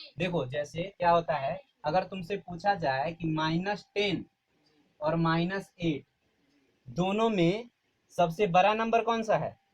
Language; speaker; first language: Hindi; native; Hindi